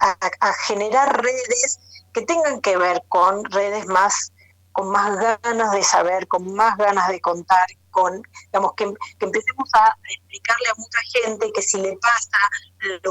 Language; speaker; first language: Spanish; native; Spanish